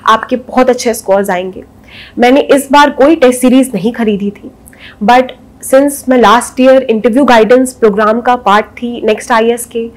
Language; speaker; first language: Hindi; native; Hindi